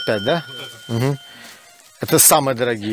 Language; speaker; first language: Russian; native; Russian